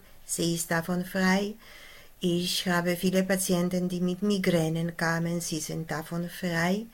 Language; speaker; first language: German; non-native, fluent; Polish